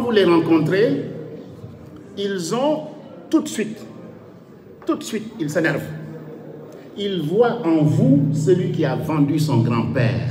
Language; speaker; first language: French; non-native, local second language; Wolof